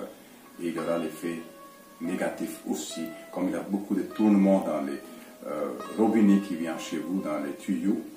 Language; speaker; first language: French; non-native, fluent; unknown